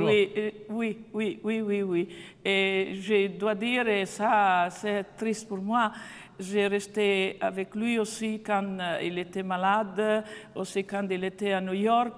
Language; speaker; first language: French; non-native, fluent; Italian